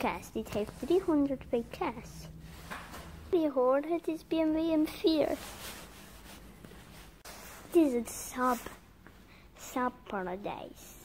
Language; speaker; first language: Dutch; non-native, learner; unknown